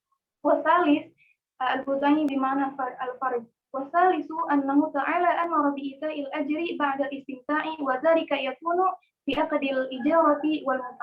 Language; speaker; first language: Arabic; non-native, learner; Indonesian